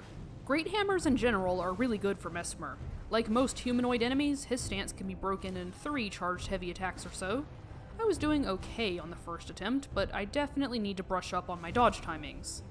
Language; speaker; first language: English; native; English